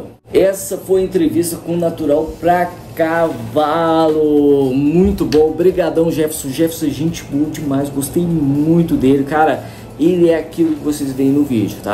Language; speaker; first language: Portuguese; native; Portuguese